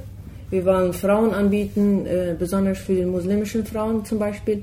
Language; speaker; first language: German; non-native, fluent; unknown